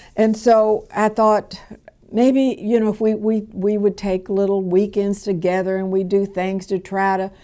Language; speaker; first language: English; native; English